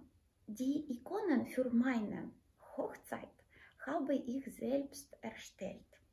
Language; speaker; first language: German; non-native, fluent; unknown